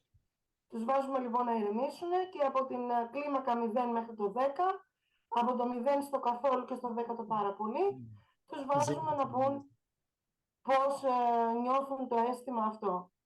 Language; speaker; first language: Greek; native; Greek